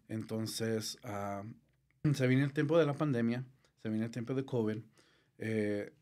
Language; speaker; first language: Spanish; early bilingual, heritage; Spanish